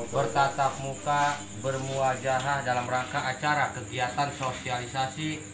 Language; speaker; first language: Indonesian; non-native, local second language; Javanese